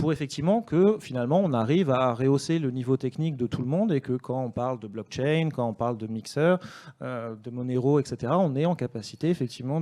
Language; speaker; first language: French; native; French